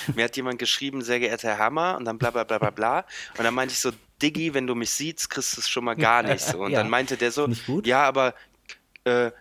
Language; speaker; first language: German; native; German